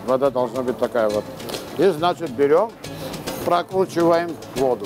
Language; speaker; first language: Russian; non-native, fluent; Georgian